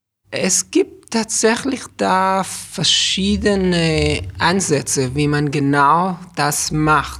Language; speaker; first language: German; non-native, fluent; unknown